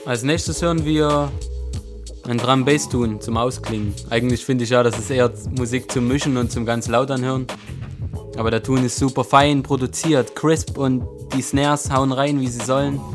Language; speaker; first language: German; native; German